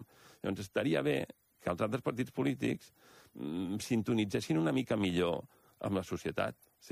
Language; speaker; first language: Catalan; native; Catalan